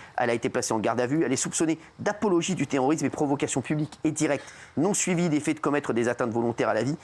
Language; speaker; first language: French; native; French